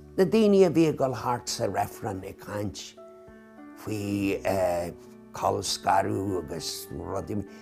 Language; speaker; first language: Irish; native; Irish